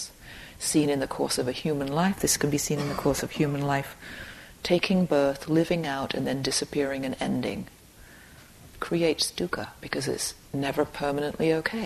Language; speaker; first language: English; native; English